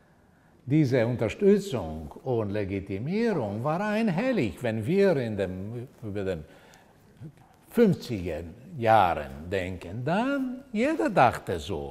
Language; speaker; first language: German; non-native, fluent; Portuguese